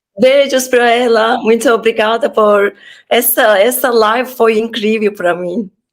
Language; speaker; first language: Portuguese; non-native, learner; Turkish